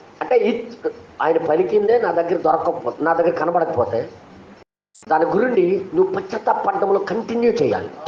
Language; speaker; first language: Telugu; non-native, local second language; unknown